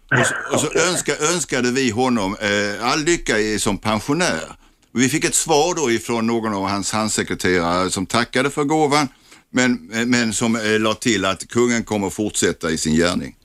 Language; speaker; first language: Swedish; native; Swedish